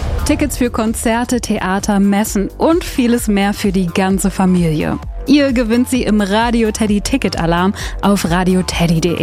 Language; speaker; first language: German; native; German